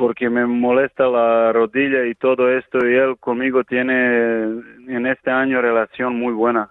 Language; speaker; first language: Spanish; non-native, learner; Serbian